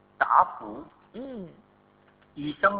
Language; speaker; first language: Chinese; non-native, fluent; Korean